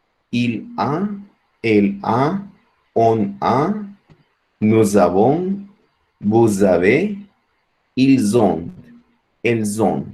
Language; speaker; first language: French; non-native, fluent; Spanish